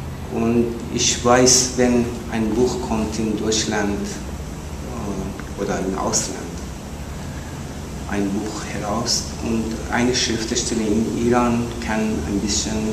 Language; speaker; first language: German; non-native, learner; Persian